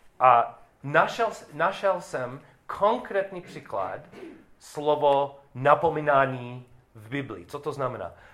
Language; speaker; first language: Czech; non-native, learner; English